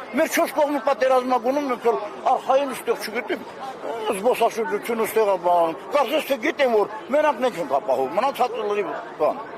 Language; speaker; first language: Armenian; native; Armenian